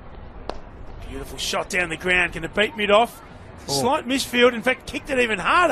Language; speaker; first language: English; native; English